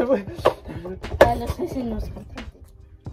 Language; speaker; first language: Spanish; early bilingual, heritage; Spanish